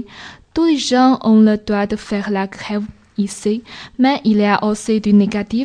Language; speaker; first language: French; non-native, learner; Chinese